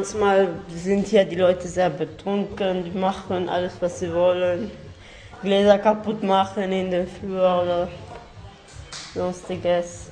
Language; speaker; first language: German; early bilingual, other home language; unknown